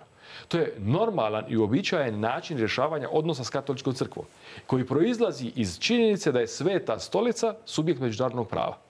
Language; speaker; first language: Croatian; native; Croatian